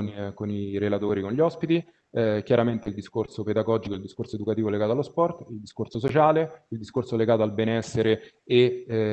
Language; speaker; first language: Italian; native; Italian